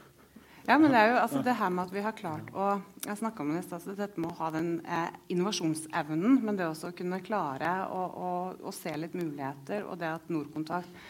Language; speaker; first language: Norwegian; native; Norwegian